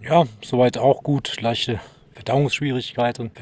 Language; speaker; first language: German; native; German